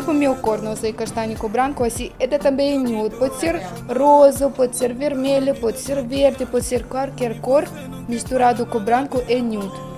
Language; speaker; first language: Portuguese; non-native, learner; Russian